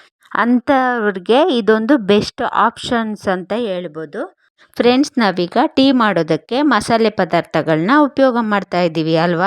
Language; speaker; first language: Kannada; native; Kannada